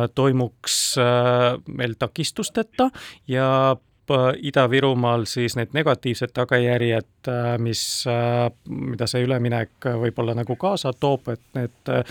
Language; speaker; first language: Estonian; non-native, local second language; Russian